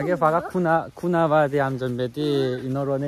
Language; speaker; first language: Korean; native; Korean